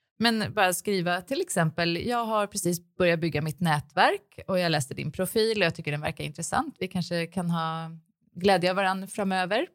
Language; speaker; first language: Swedish; native; Swedish